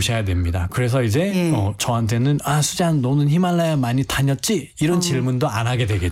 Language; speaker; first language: Korean; non-native, fluent; Nepali